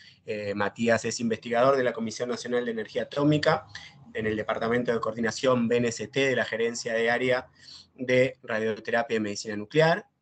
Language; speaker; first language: Spanish; native; Spanish